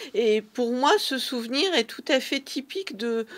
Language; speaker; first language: French; early bilingual, other home language; Persian